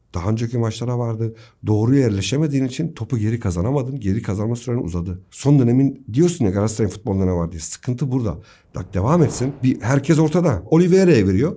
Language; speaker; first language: Turkish; native; Turkish